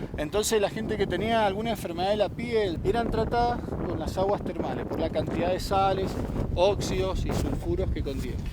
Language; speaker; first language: Spanish; native; Spanish